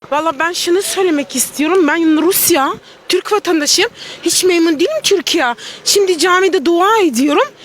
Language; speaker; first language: Turkish; non-native, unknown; Russian